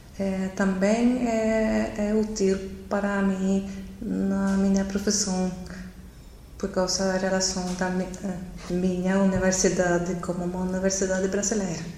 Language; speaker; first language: Portuguese; non-native, learner; Norwegian